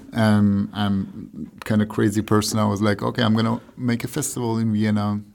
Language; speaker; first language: English; non-native, fluent; Persian